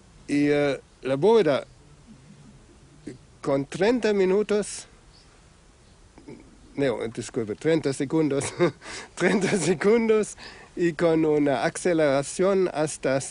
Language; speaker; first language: Spanish; non-native, fluent; German